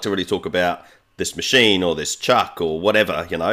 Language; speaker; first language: English; native; English